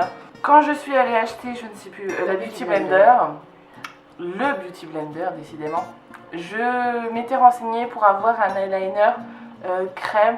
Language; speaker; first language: French; native; French